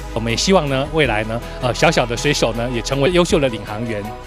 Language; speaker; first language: Chinese; native; Chinese